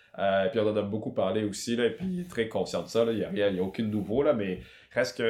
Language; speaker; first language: French; early bilingual, other home language; Swahili